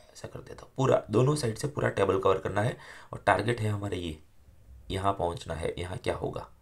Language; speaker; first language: Hindi; non-native, local second language; Gujarati